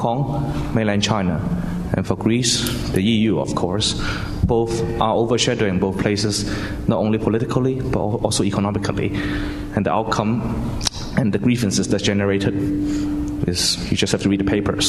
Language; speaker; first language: English; non-native, local second language; Cantonese